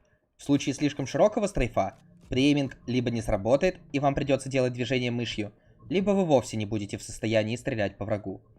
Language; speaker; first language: Russian; native; Russian